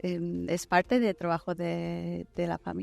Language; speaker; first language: Spanish; non-native, fluent; English